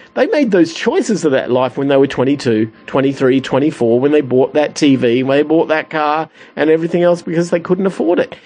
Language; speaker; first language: English; native; English